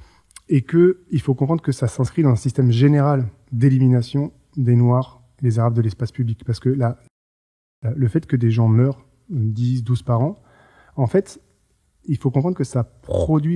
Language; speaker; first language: French; native; French